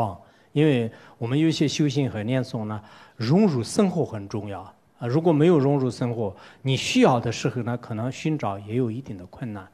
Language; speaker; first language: Chinese; non-native, local second language; Tibetan